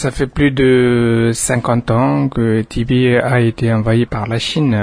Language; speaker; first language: French; non-native, fluent; Tibetan